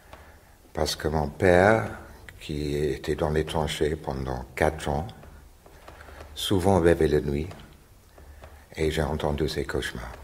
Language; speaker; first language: French; non-native, fluent; English